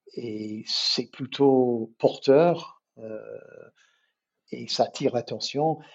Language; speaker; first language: French; non-native, fluent; English